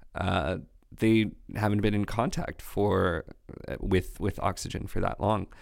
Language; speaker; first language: English; non-native, fluent; French